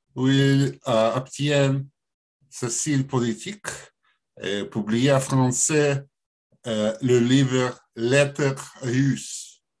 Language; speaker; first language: French; non-native, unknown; Russian